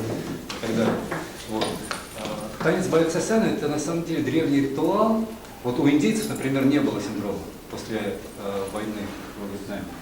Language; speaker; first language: Russian; native; Russian